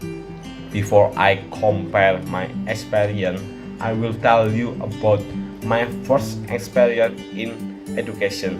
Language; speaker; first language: English; non-native, learner; Indonesian